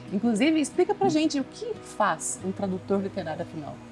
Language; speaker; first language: Portuguese; native; Portuguese